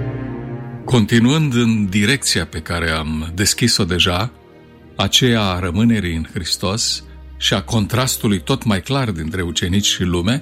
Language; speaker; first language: Romanian; native; Romanian